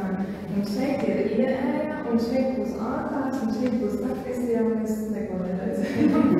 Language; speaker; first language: Latvian; non-native, learner; German